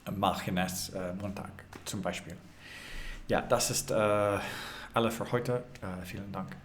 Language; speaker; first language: German; non-native, learner; English